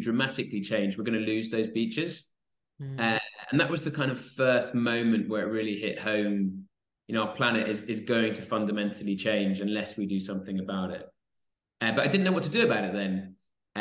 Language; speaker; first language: English; native; English